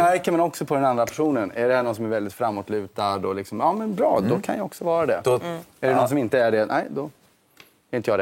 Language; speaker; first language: Swedish; native; Swedish